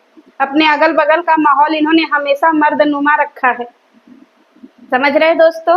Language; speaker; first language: Hindi; native; Hindi